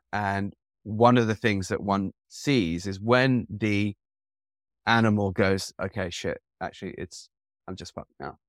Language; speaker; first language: English; native; English